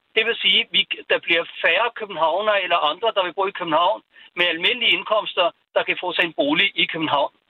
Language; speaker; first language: Danish; non-native, fluent; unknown